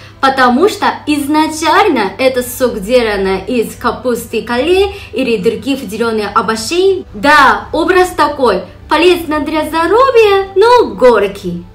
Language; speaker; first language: Russian; non-native, fluent; Japanese